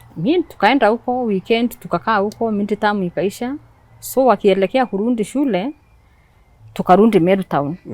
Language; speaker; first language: Swahili; non-native, local second language; Meru